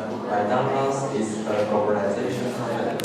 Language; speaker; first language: English; non-native, learner; Chinese